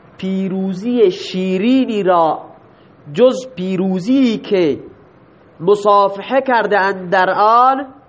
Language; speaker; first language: Persian; non-native, local second language; Baluchi